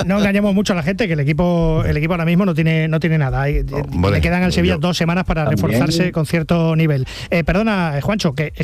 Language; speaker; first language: Spanish; native; Spanish